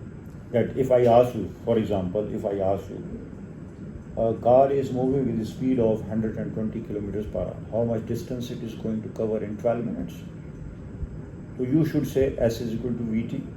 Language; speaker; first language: English; non-native, local second language; Urdu